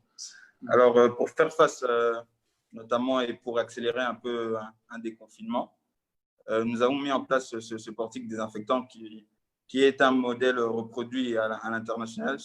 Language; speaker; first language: French; non-native, local second language; Lingala